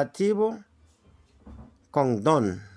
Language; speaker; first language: Spanish; non-native, learner; Haitian Creole